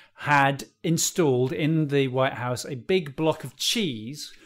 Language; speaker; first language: English; native; English